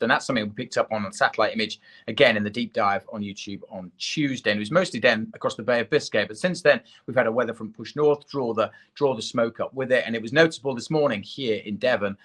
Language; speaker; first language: English; native; English